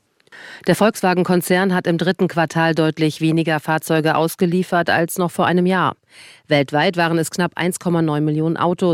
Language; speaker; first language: German; native; German